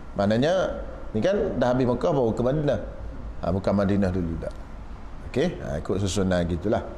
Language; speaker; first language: Malay; native; Malay